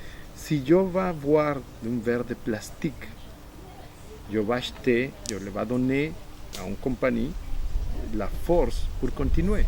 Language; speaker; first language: French; non-native, fluent; Spanish